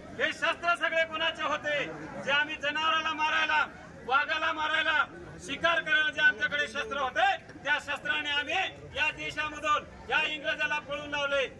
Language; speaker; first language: Marathi; non-native, local second language; Lambadi